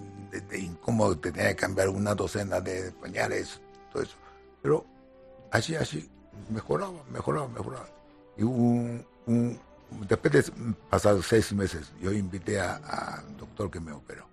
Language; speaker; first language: Spanish; non-native, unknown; Japanese